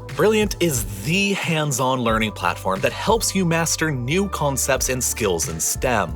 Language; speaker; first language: English; native; English